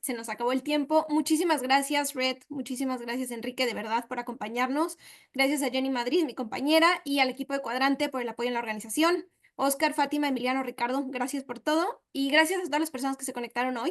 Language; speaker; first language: Spanish; native; Spanish